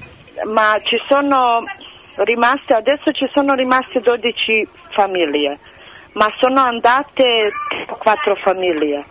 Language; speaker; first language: Italian; non-native, fluent; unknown